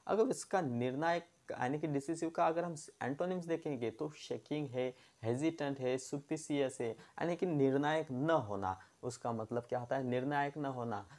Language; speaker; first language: Hindi; non-native, local second language; Marathi